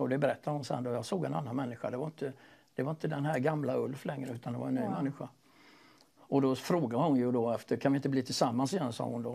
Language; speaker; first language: Swedish; native; Swedish